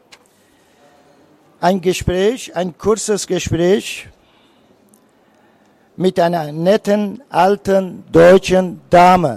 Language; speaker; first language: German; non-native, fluent; Persian